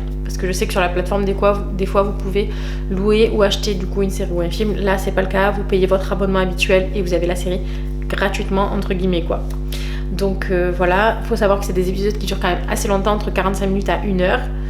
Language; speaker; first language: French; native; French